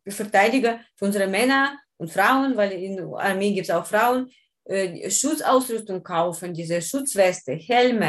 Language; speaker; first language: German; non-native, learner; Ukrainian